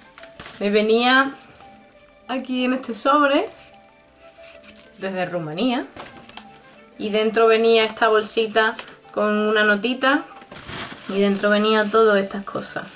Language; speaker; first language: Spanish; native; Spanish